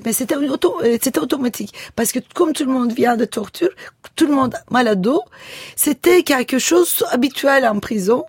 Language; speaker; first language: French; non-native, fluent; Turkish